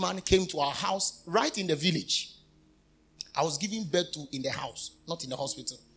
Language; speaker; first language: English; non-native, local second language; Akan